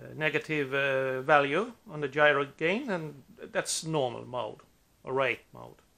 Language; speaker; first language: English; non-native, fluent; Norwegian